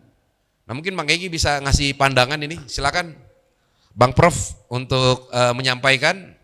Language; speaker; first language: Indonesian; native; Indonesian